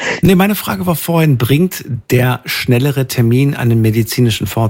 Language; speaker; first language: German; native; German